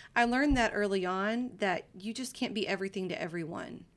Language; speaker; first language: English; native; English